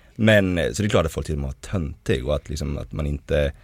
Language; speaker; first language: Swedish; native; Swedish